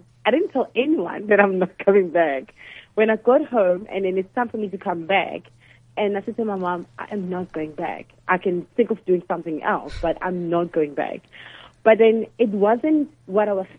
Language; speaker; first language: English; non-native, local second language; Zulu